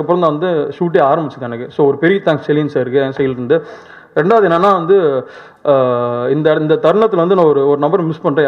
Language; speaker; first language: Tamil; native; Tamil